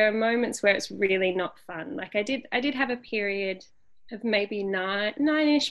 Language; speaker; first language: English; native; English